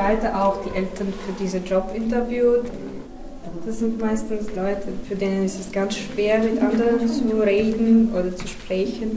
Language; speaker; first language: German; non-native, fluent; Russian